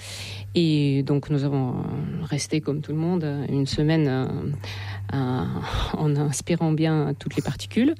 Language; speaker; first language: French; non-native, fluent; Russian